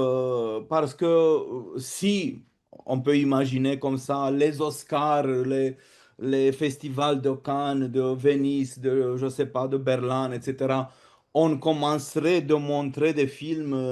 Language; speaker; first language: French; non-native, fluent; Romanian